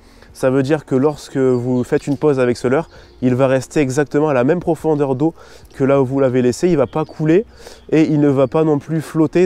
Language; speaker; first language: French; native; French